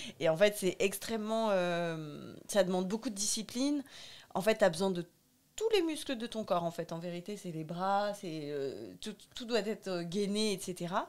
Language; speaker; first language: French; native; French